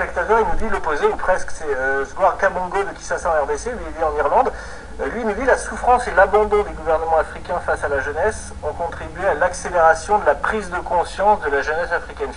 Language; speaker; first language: French; native; French